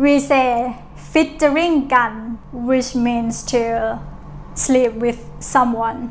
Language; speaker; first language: English; non-native, fluent; Thai